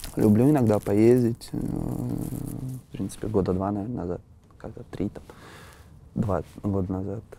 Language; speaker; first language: Russian; native; Russian